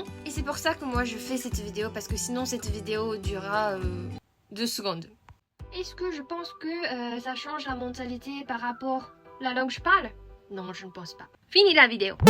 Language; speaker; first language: French; non-native, fluent; Japanese